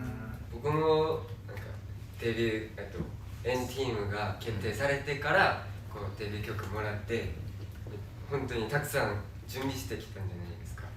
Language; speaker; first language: Japanese; non-native, fluent; Korean